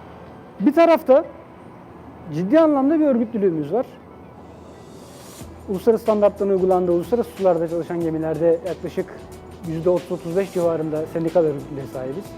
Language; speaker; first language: Turkish; native; Turkish